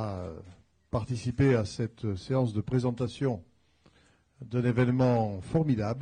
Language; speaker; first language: French; native; French